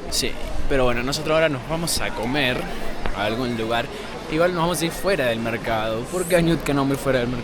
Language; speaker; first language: Spanish; native; Spanish